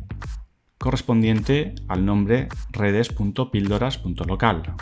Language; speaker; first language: Spanish; native; Spanish